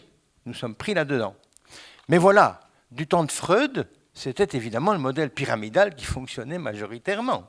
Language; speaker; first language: French; native; French